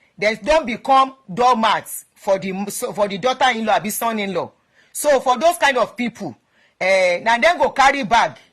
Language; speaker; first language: Nigerian Pidgin; non-native, local second language; Yoruba